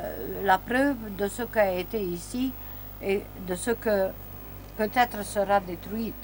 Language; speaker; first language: French; non-native, learner; Romanian